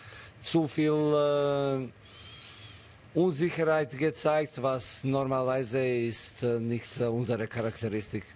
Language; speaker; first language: German; non-native, fluent; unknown